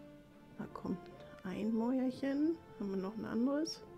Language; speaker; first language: German; native; German